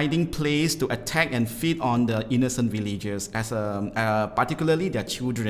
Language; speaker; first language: English; non-native, local second language; Min Nan Chinese